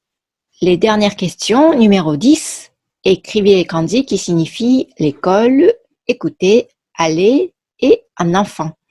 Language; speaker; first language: French; non-native, fluent; Japanese